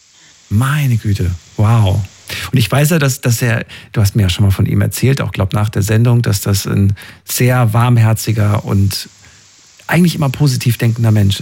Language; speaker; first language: German; native; German